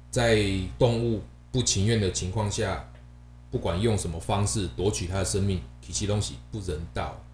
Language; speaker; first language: Chinese; native; Chinese